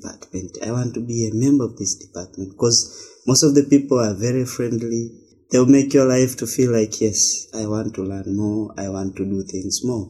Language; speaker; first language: English; non-native, local second language; Swahili